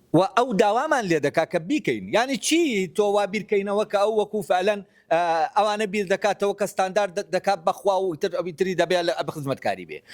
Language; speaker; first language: Central Kurdish; non-native, local second language; Gurani